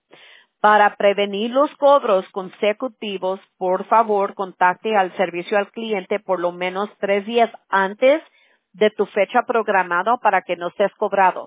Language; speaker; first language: Spanish; early bilingual, heritage; Spanish